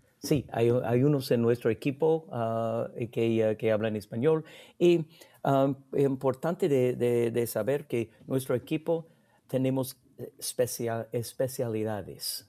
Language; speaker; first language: Spanish; non-native, learner; English